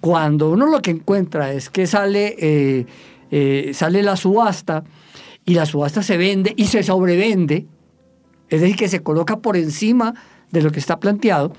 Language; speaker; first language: Spanish; native; Spanish